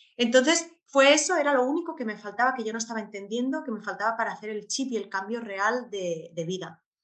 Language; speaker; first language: Spanish; native; Spanish